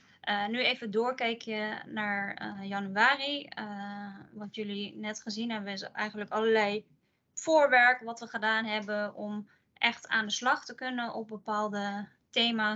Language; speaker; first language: Dutch; native; Dutch